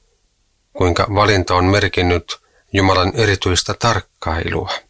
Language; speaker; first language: Finnish; native; Finnish